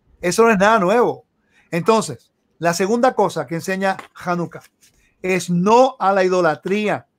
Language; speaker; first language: Spanish; early bilingual, heritage; Spanish